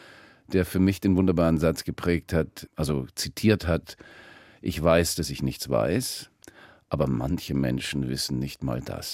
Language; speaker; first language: German; early bilingual, heritage; German